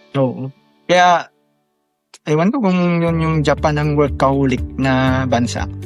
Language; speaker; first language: Filipino; non-native, local second language; Iloko